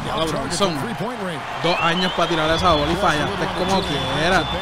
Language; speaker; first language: Spanish; native; Spanish